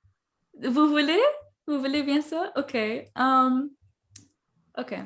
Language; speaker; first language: French; early bilingual, heritage; French